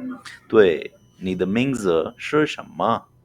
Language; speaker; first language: Chinese; non-native, fluent; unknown